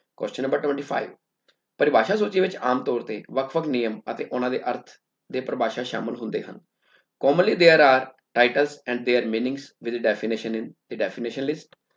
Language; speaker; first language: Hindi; non-native, local second language; Punjabi